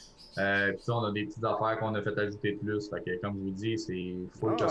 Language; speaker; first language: French; native; French